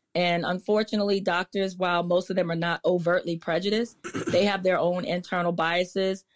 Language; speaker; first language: English; native; English